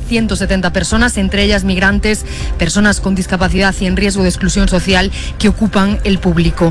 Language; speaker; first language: Spanish; native; Spanish